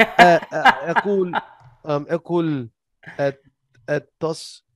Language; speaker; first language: Arabic; non-native, learner; English